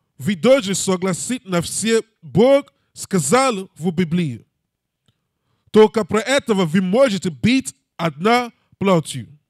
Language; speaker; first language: Russian; non-native, learner; English